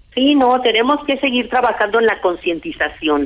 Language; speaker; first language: Spanish; native; Spanish